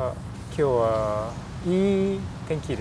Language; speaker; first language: Japanese; non-native, learner; English